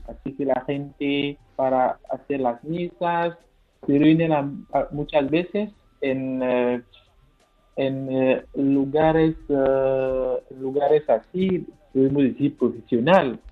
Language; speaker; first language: Spanish; non-native, fluent; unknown